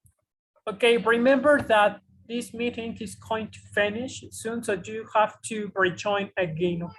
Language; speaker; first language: English; non-native, fluent; Spanish